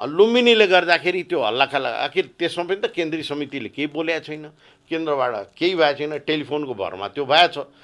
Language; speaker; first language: Nepali; non-native, local second language; Bhojpuri